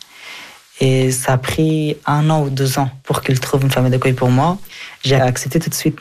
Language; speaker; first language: French; early bilingual, other home language; Persian